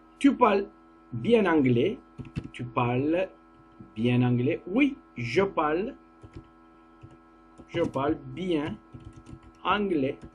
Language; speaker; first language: French; non-native, fluent; Turkish